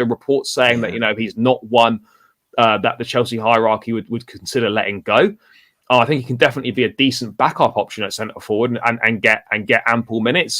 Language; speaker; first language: English; native; English